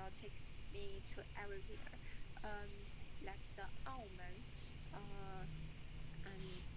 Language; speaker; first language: English; non-native, learner; Chinese